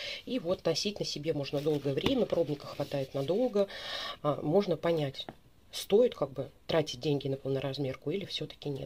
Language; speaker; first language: Russian; native; Russian